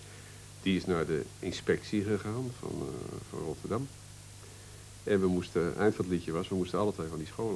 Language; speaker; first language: Dutch; native; Dutch